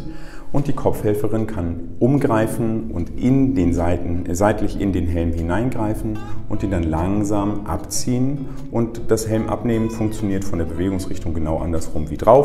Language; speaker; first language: German; native; German